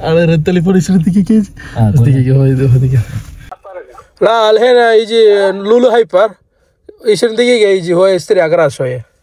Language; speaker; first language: Arabic; non-native, learner; Tamil